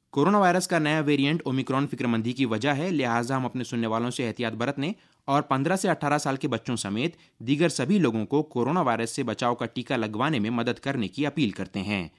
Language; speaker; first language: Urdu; native; Urdu